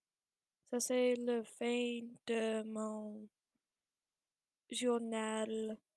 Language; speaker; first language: French; non-native, learner; English